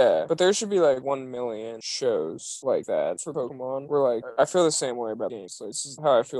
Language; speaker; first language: English; native; English